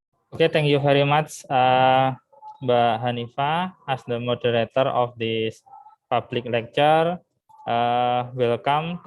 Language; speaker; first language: English; non-native, fluent; Indonesian